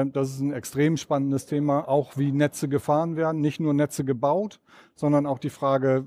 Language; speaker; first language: German; native; German